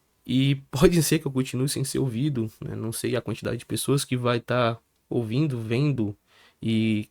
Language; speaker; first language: Portuguese; native; Portuguese